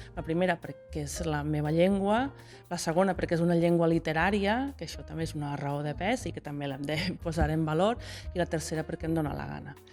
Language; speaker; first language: Catalan; native; Catalan